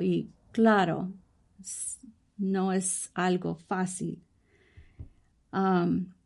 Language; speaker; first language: Spanish; early bilingual, heritage; English